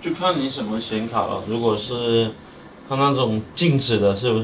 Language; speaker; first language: Chinese; native; Chinese